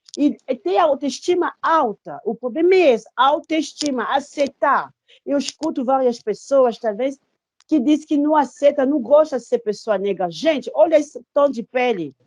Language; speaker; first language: Portuguese; non-native, fluent; Lingala